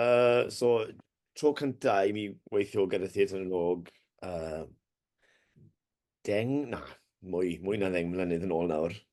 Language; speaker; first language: Welsh; non-native, learner; English